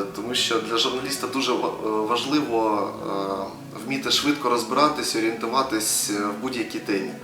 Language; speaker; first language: Ukrainian; native; Ukrainian